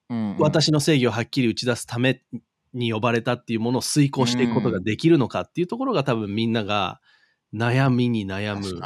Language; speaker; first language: Japanese; native; Japanese